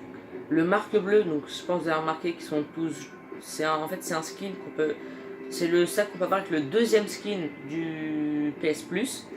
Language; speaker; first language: French; native; French